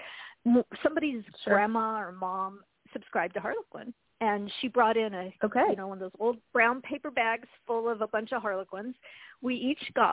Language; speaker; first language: English; native; English